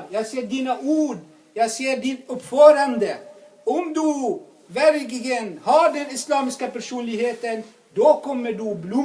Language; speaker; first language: Swedish; non-native, fluent; Arabic